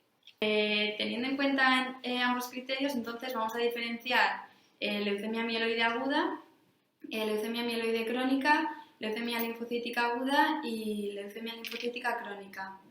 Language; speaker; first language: Spanish; native; Spanish